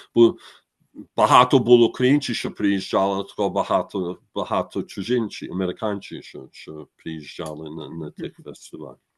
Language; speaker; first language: Ukrainian; early bilingual, heritage; Ukrainian